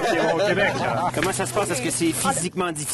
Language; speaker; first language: French; native; French